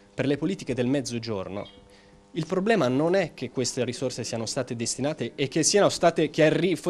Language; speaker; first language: Italian; native; Italian